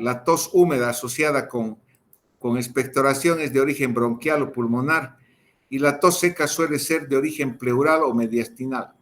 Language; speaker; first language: Spanish; native; Spanish